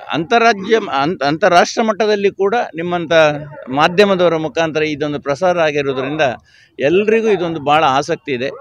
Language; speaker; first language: Kannada; native; Kannada